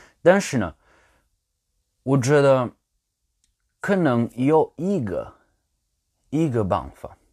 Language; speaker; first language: Chinese; non-native, learner; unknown